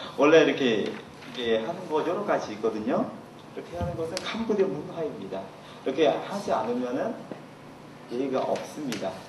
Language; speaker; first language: Korean; non-native, fluent; Khmer